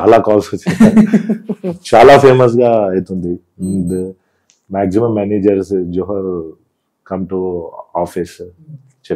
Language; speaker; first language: Telugu; non-native, local second language; Hindi